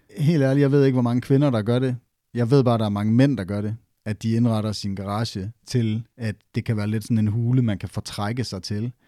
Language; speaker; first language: Danish; native; Danish